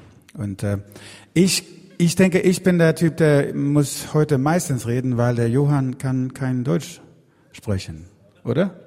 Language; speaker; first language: German; non-native, learner; Swedish